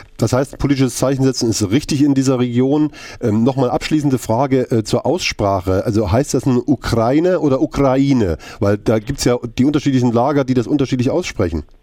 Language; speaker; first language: German; native; German